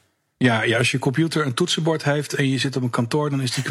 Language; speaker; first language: Dutch; native; Dutch